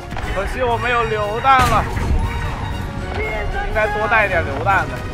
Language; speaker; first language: Chinese; native; Chinese